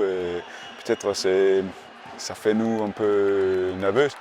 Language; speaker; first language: French; non-native, learner; Danish